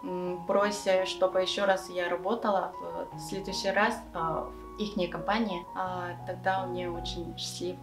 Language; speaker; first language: Russian; non-native, fluent; Korean